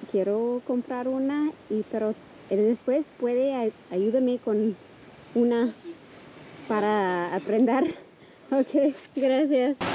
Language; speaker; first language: Spanish; non-native, learner; English